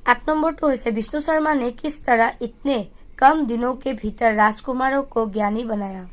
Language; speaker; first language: Hindi; non-native, local second language; Assamese